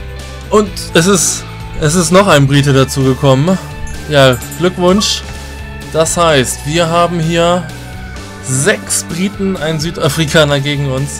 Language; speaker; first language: German; native; German